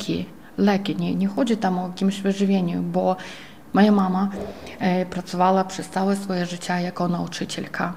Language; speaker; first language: Polish; non-native, fluent; Ukrainian